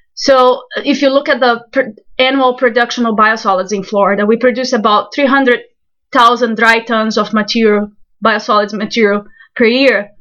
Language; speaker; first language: English; non-native, fluent; Portuguese